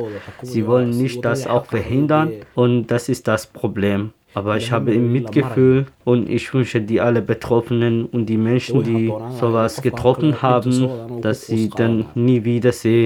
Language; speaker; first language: German; non-native, learner; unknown